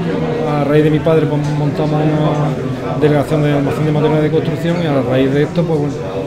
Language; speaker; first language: Spanish; native; Spanish